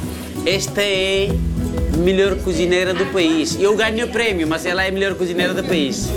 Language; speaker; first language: Portuguese; non-native, fluent; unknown